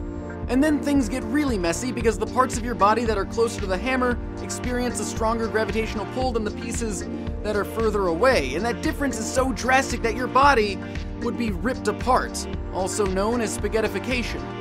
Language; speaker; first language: English; native; English